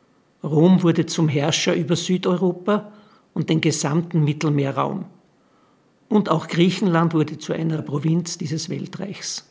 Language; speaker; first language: German; native; German